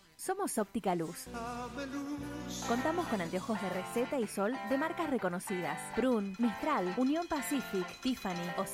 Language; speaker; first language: Spanish; native; Spanish